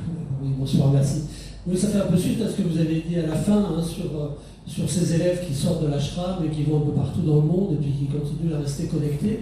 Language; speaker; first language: French; native; French